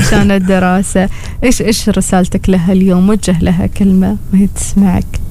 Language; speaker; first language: Arabic; native; Arabic